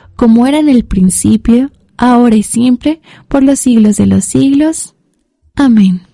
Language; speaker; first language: Spanish; native; Spanish